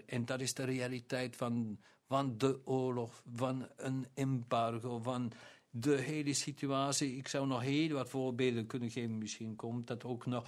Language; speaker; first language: Dutch; non-native, local second language; German